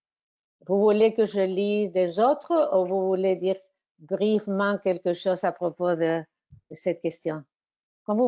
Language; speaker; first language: French; non-native, fluent; Spanish